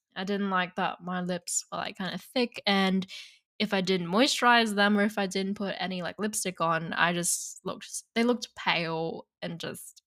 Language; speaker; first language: English; non-native, local second language; Vietnamese